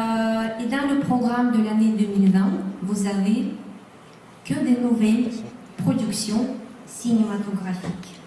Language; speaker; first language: French; non-native, fluent; Russian